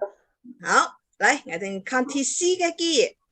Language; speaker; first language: Chinese; non-native, learner; Indonesian